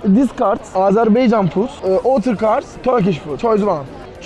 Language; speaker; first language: English; non-native, learner; Turkish